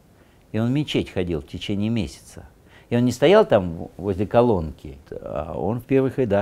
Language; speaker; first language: Russian; native; Russian